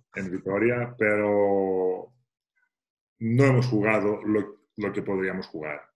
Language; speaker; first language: Spanish; non-native, fluent; Greek